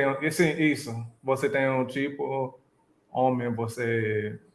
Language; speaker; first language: Portuguese; non-native, learner; English